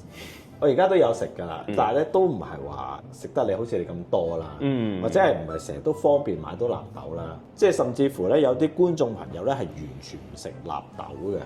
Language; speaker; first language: Cantonese; native; Cantonese